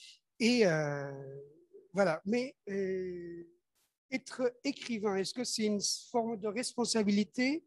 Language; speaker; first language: French; non-native, fluent; Persian